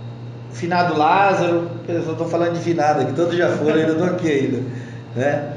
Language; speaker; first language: Portuguese; native; Portuguese